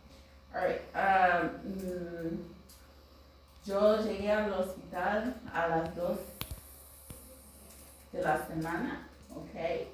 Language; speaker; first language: Spanish; non-native, fluent; English